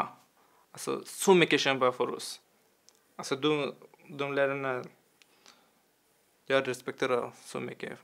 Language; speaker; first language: Swedish; non-native, learner; Persian